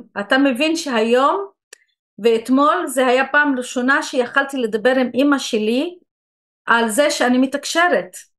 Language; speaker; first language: Hebrew; non-native, local second language; Arabic